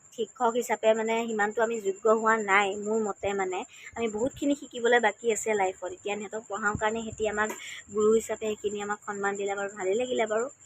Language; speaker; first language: Assamese; native; Assamese